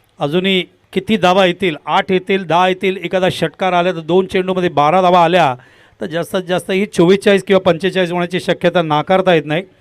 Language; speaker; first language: Marathi; non-native, local second language; Tamil